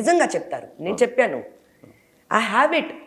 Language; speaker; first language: Telugu; non-native, learner; Hindi